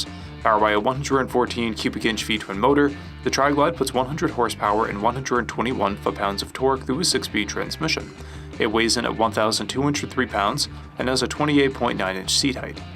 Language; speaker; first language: English; native; English